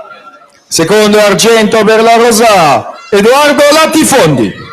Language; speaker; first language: Italian; native; Italian